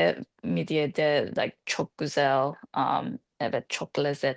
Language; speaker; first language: Turkish; non-native, learner; English